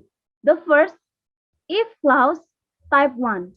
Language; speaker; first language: English; non-native, fluent; Indonesian